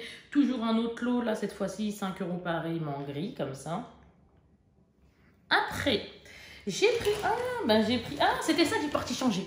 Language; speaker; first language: French; native; French